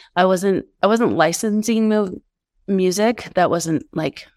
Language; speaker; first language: English; native; English